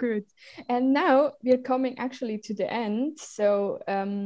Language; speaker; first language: English; non-native, learner; Swiss German